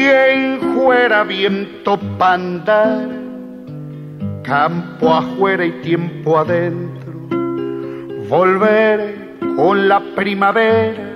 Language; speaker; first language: Spanish; native; Spanish